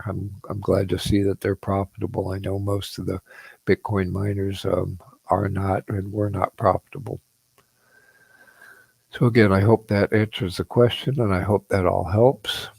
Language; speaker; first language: English; native; English